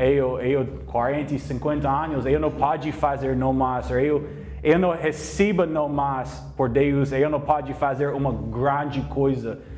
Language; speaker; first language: Portuguese; non-native, learner; English